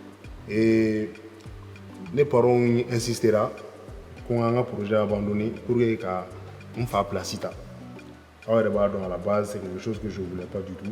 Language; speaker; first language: French; non-native, local second language; Bambara